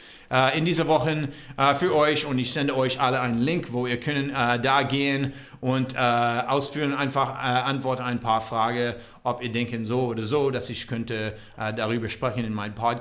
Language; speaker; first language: German; non-native, learner; English